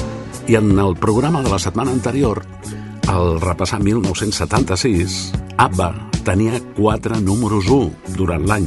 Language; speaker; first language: Catalan; native; Catalan